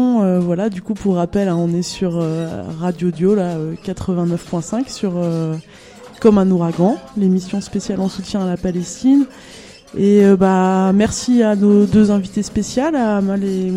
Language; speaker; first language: French; native; French